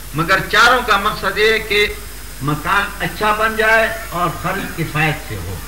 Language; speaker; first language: Urdu; non-native, local second language; Pashto